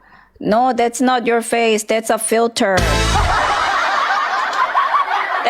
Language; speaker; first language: English; non-native, learner; Thai